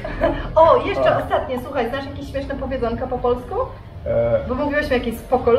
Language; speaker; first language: Polish; native; Polish